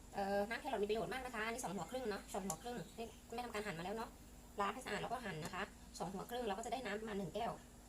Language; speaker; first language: Thai; native; Thai